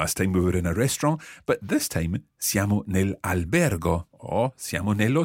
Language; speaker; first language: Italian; non-native, fluent; English